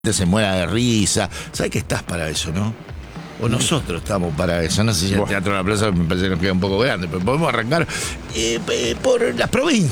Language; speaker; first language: Spanish; native; Spanish